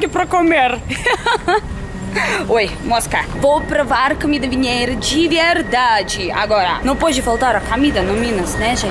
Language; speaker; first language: Portuguese; non-native, fluent; Russian